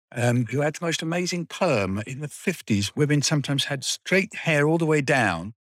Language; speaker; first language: English; native; English